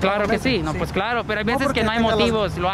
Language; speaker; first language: Spanish; early bilingual, other home language; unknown